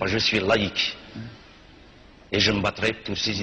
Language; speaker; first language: French; non-native, local second language; Kabyle